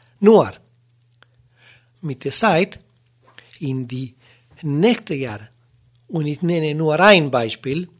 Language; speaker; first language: German; non-native, learner; Spanish